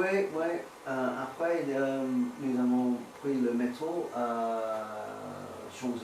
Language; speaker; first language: French; non-native, learner; English